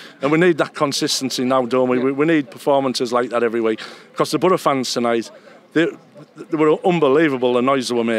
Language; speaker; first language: English; native; English